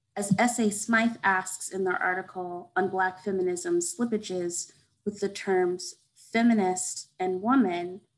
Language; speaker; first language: English; native; English